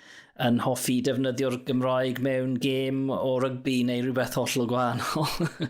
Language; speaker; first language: Welsh; non-native, local second language; English